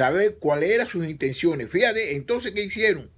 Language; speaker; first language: Spanish; native; Spanish